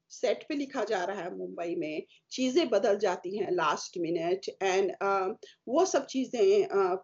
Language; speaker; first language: Hindi; native; Hindi